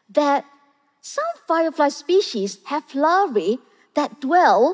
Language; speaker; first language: English; non-native, local second language; Malay